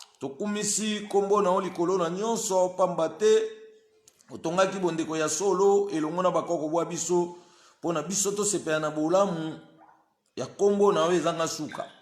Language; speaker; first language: Lingala; non-native, local second language; Kongo